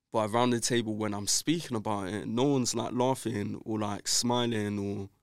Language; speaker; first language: English; native; English